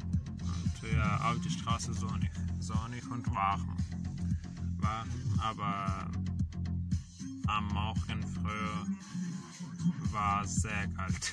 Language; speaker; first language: German; non-native, learner; Russian